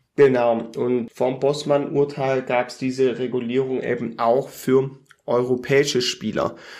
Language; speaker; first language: German; native; German